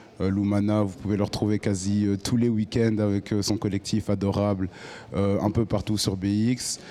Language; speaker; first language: French; native; French